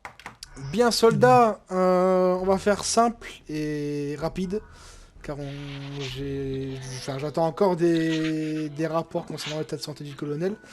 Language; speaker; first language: French; native; French